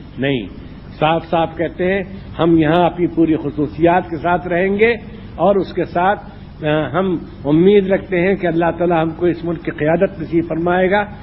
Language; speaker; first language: Urdu; native; Urdu